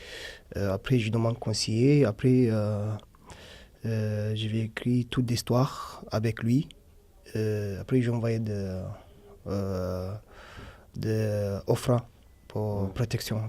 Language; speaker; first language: French; non-native, learner; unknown